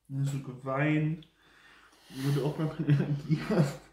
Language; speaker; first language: German; non-native, learner; Korean